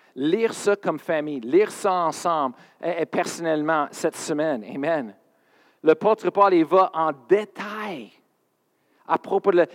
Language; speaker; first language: French; non-native, fluent; English